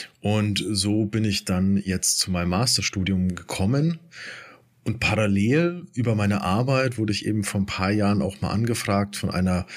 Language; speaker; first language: German; native; German